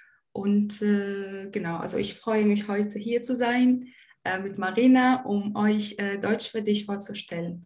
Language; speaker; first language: German; non-native, fluent; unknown